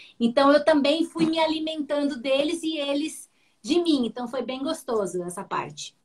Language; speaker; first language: Portuguese; early bilingual, heritage; Portuguese